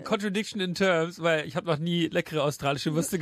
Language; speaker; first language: German; native; German